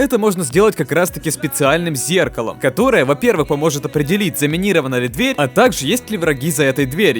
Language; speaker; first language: Russian; native; Russian